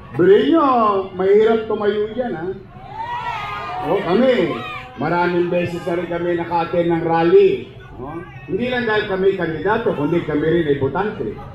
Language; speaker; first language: Filipino; native; Filipino